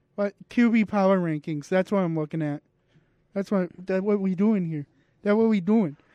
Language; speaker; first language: English; native; English